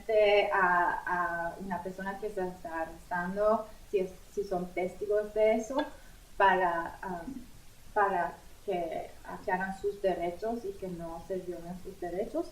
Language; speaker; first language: Spanish; non-native, fluent; English